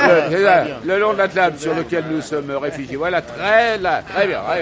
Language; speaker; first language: French; native; French